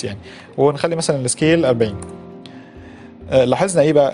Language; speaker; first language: Arabic; native; Arabic